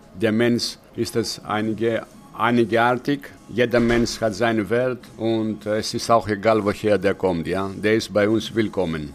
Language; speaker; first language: German; non-native, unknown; Greek